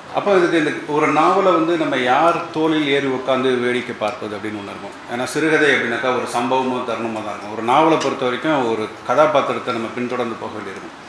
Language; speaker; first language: Tamil; native; Tamil